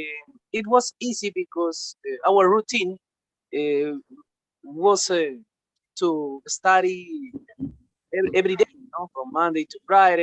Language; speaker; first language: English; non-native, learner; Spanish